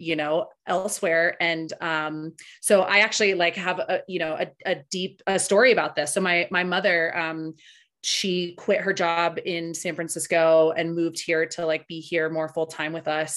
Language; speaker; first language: English; early bilingual, other home language; Spanish